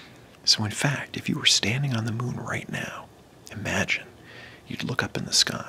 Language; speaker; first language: English; native; English